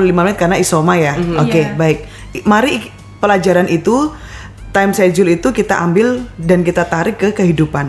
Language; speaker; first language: Indonesian; native; Indonesian